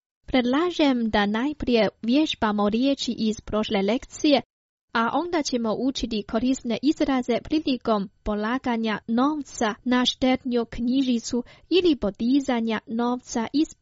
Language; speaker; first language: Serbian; non-native, fluent; Chinese